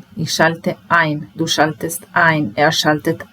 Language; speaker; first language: German; non-native, fluent; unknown